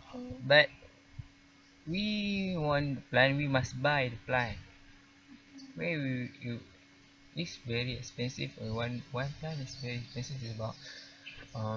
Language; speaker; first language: English; non-native, learner; Malay